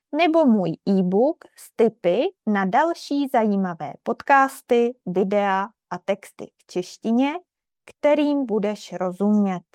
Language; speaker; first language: Czech; native; Czech